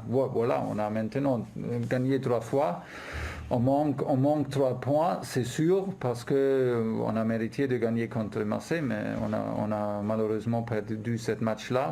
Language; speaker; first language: French; non-native, fluent; German